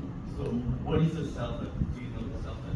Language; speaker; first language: English; non-native, fluent; Korean